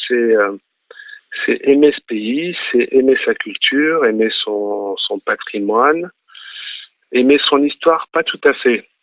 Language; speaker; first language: French; early bilingual, other home language; Arabic